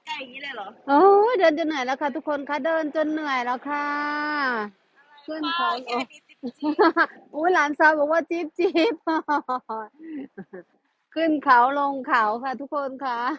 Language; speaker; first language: Thai; native; Thai